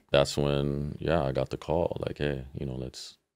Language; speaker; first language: English; native; English